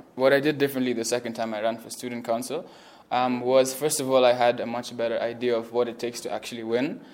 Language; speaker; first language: English; non-native, local second language; Swahili